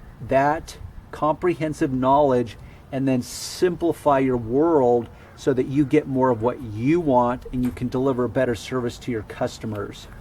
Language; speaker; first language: English; native; English